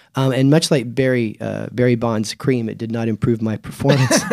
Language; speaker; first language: English; native; English